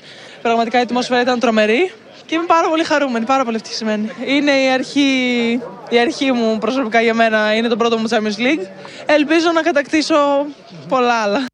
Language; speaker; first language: Greek; native; Greek